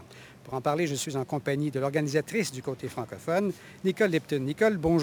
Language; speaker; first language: French; native; French